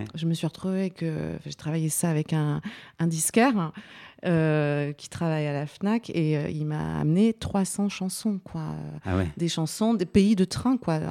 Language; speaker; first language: French; native; French